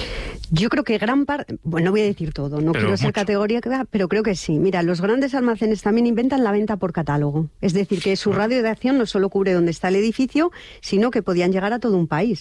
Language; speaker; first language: Spanish; native; Spanish